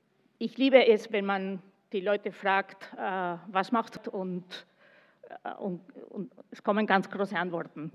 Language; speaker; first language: German; non-native, fluent; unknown